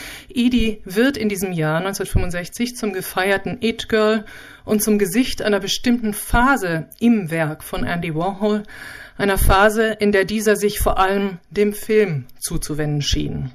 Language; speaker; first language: German; native; German